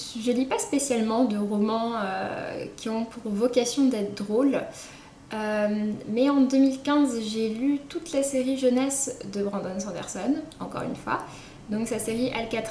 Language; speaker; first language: French; native; French